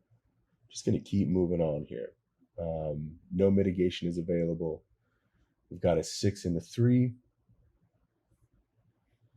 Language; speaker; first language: English; native; English